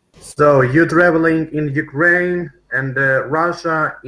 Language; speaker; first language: English; non-native, learner; Russian